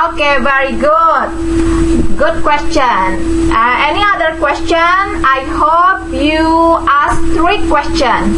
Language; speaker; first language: English; non-native, fluent; Indonesian